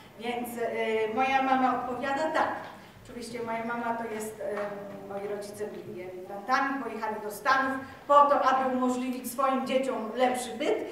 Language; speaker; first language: Polish; early bilingual, heritage; Polish